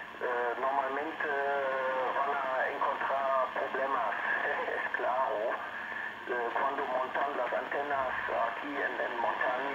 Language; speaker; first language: Spanish; non-native, learner; German